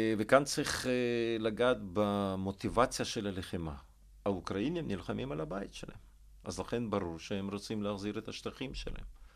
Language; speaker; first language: Hebrew; non-native, fluent; Russian